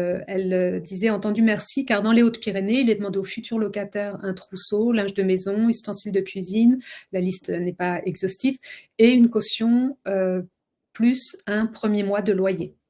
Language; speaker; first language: French; native; French